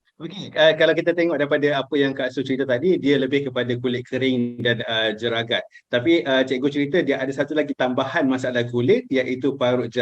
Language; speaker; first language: Malay; native; Malay